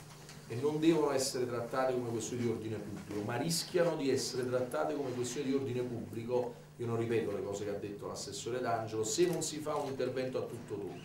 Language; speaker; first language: Italian; native; Italian